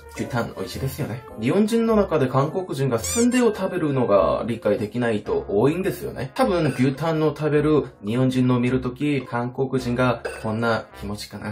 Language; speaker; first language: Japanese; non-native, fluent; Korean